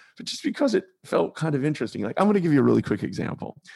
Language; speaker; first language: English; native; English